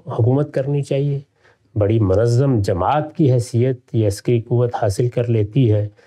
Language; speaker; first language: Urdu; non-native, local second language; Punjabi